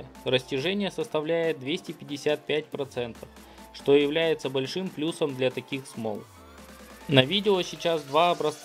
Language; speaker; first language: Russian; native; Russian